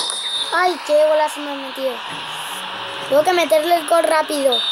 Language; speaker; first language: Spanish; native; Spanish